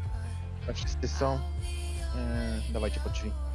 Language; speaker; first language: Polish; native; Polish